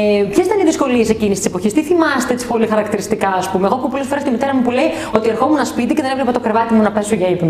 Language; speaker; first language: Greek; native; Greek